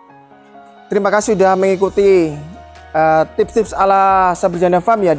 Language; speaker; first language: Indonesian; native; Indonesian